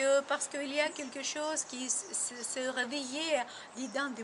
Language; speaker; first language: French; non-native, learner; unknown